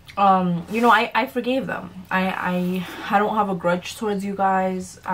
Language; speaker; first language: English; early bilingual, other home language; Spanish